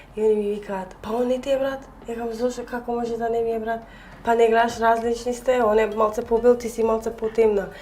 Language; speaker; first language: Macedonian; early bilingual, heritage; Macedonian